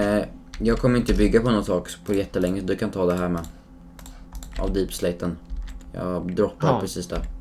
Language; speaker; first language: Swedish; native; Swedish